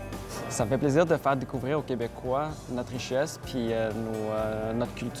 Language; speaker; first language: French; early bilingual, other home language; Khmer